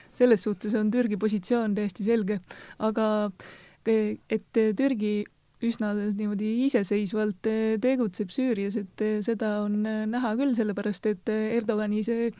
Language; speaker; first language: Estonian; native; Estonian